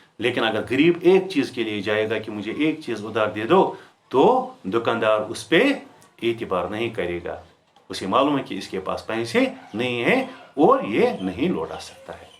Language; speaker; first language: Urdu; non-native, local second language; Kashmiri